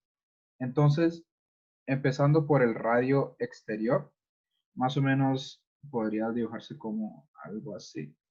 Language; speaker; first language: Spanish; native; Spanish